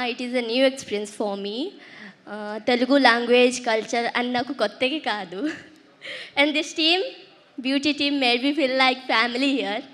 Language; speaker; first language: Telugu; early bilingual, heritage; Telugu